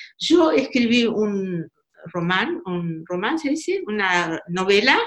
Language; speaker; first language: Spanish; native; Spanish